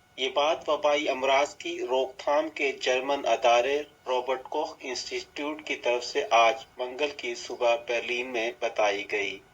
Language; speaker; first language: Urdu; native; Urdu